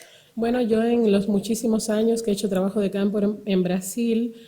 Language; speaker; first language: Spanish; native; Spanish